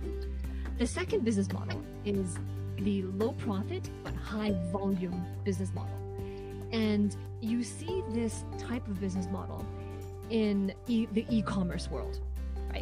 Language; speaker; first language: English; non-native, local second language; Cantonese